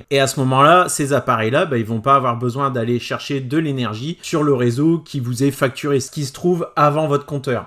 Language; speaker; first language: French; native; French